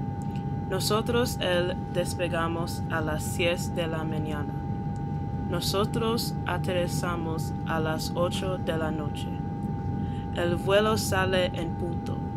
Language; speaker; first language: Spanish; non-native, learner; English